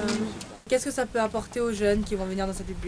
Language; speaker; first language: French; native; French